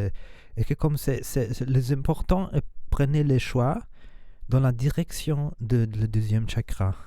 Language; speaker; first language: French; non-native, learner; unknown